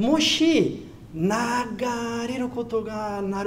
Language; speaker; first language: Japanese; non-native, learner; Portuguese